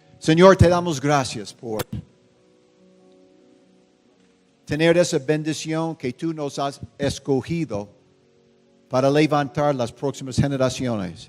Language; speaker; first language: Spanish; non-native, fluent; English